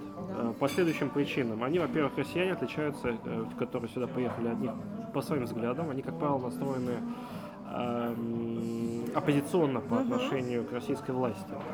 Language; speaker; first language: Russian; native; Russian